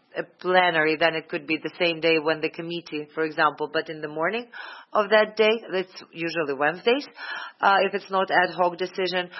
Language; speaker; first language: English; non-native, fluent; Ukrainian